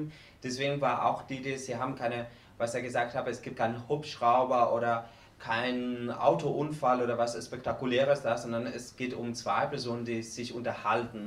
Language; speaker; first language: German; non-native, learner; Spanish